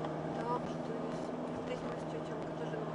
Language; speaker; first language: Polish; non-native, fluent; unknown